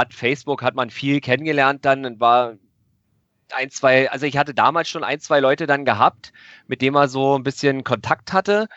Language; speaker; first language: German; native; German